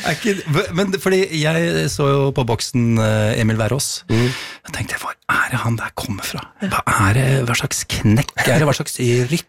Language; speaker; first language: Norwegian; early bilingual, heritage; Norwegian